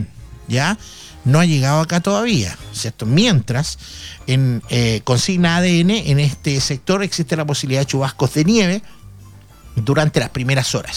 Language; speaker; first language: Spanish; native; Spanish